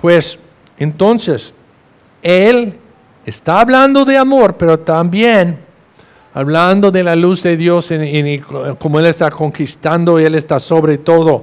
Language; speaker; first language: Spanish; non-native, fluent; English